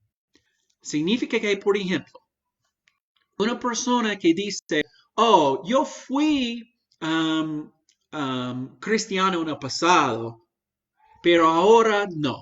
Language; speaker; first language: Spanish; non-native, fluent; English